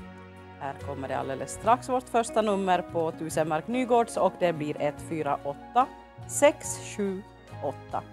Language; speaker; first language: Swedish; native; Swedish